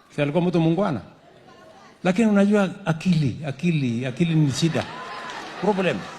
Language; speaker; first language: Swahili; non-native, local second language; Kalenjin